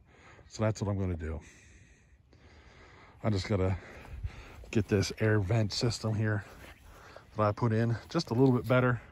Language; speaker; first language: English; native; English